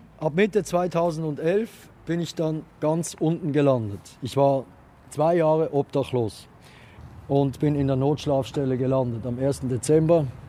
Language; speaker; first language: German; native; German